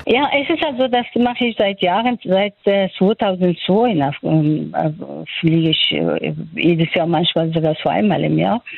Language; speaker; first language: German; non-native, fluent; Persian